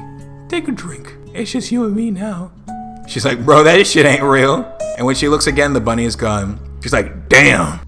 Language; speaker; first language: English; native; English